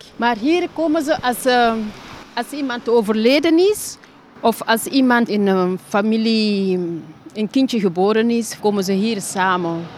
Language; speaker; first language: Dutch; non-native, fluent; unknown